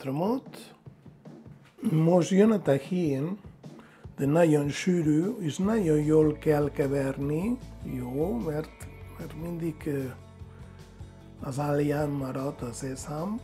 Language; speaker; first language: Hungarian; non-native, fluent; Spanish